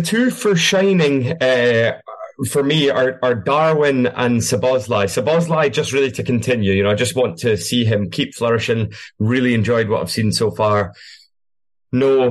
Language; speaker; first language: English; native; English